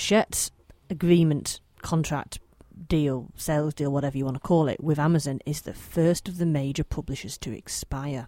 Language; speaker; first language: English; native; English